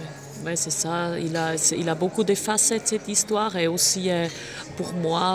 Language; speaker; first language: French; non-native, local second language; German